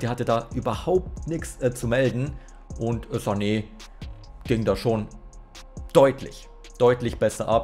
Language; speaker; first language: German; native; German